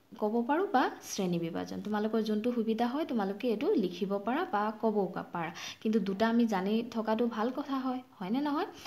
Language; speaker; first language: Assamese; non-native, local second language; Bangla